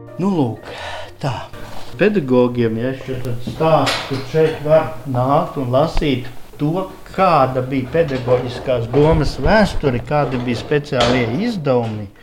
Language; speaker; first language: Latvian; native; Latvian